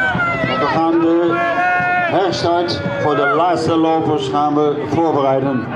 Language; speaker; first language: Dutch; native; Dutch